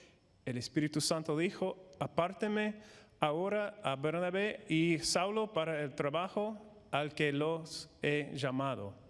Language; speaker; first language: Spanish; non-native, fluent; English